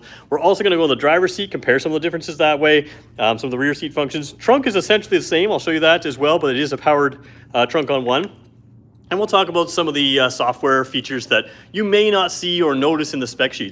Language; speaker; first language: English; native; English